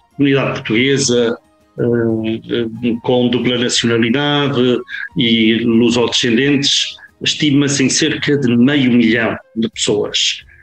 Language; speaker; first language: Portuguese; native; Portuguese